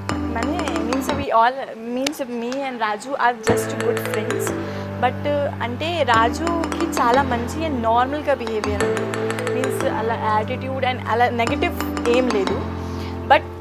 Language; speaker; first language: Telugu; non-native, local second language; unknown